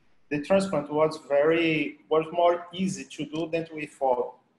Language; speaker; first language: English; non-native, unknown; Portuguese